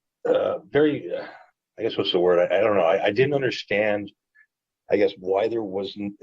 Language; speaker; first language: English; native; English